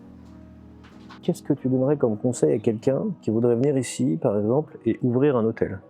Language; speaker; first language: French; native; French